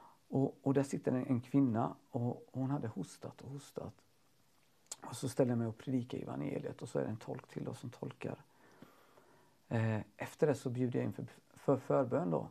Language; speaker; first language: Swedish; native; Swedish